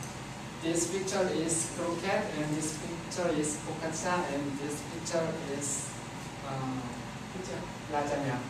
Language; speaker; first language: English; non-native, learner; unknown